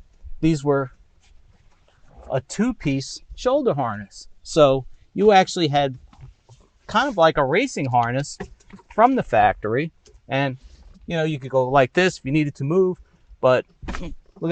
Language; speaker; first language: English; native; English